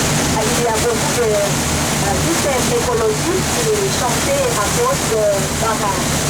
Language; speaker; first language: French; non-native, learner; Thai